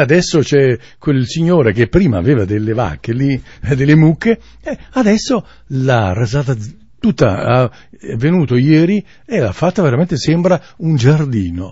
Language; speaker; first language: Italian; native; Italian